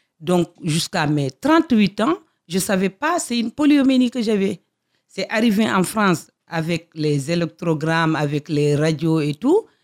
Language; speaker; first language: French; non-native, local second language; Fula